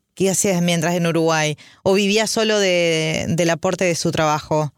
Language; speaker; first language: Spanish; native; Spanish